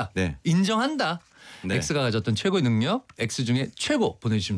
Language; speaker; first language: Korean; native; Korean